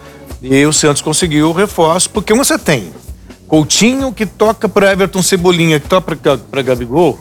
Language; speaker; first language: Portuguese; native; Portuguese